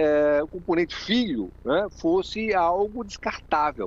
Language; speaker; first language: Portuguese; native; Portuguese